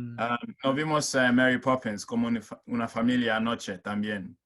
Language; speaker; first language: Spanish; non-native, learner; English